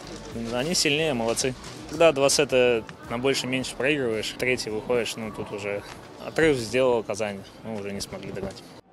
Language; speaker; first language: Russian; native; Russian